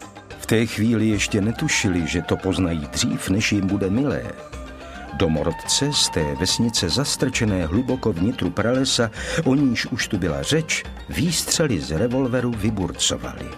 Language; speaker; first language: Czech; native; Czech